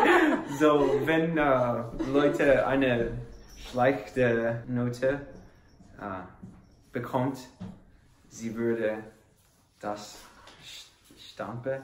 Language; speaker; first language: German; non-native, learner; English